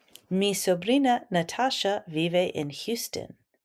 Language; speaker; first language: Spanish; non-native, fluent; English